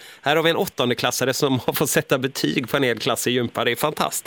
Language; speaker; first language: Swedish; native; Swedish